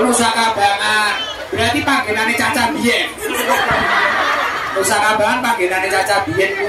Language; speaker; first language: Indonesian; non-native, local second language; Javanese